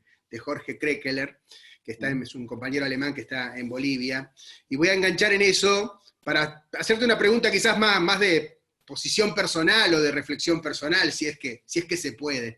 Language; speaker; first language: Spanish; native; Spanish